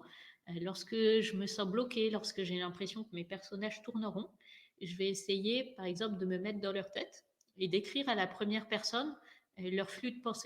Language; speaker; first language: French; native; French